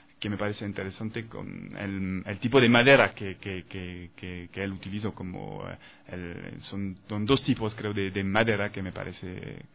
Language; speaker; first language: Spanish; non-native, fluent; French